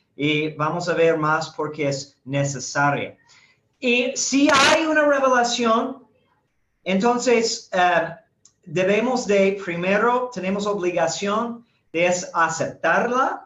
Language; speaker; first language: Spanish; non-native, fluent; English